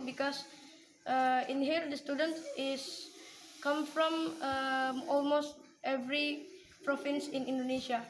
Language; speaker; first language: English; non-native, learner; Indonesian